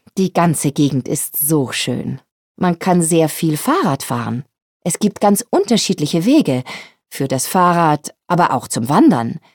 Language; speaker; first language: German; non-native, fluent; Spanish